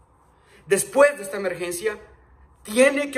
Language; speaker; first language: Spanish; native; Spanish